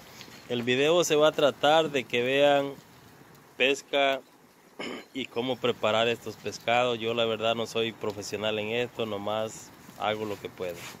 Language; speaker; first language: Spanish; native; Spanish